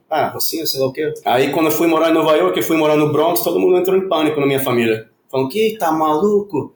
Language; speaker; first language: Portuguese; non-native, fluent; Spanish